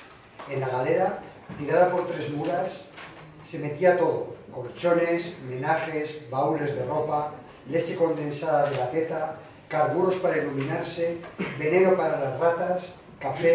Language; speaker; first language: Spanish; native; Spanish